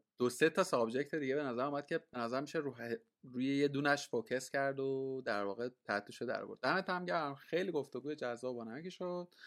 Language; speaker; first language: Persian; native; Persian